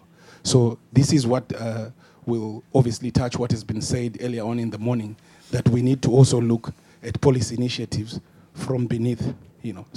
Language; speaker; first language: English; non-native, local second language; Shona